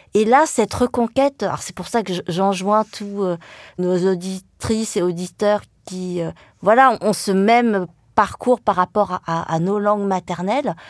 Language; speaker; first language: French; early bilingual, other home language; Vietnamese